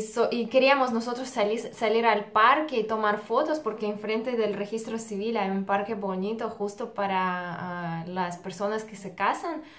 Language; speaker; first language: Spanish; non-native, fluent; Russian